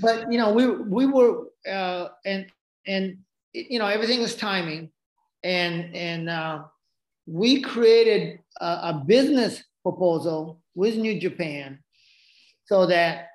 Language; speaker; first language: English; non-native, fluent; Japanese